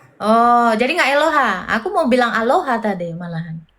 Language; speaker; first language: Indonesian; native; Indonesian